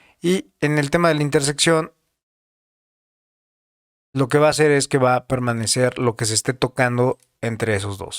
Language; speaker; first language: Spanish; native; Spanish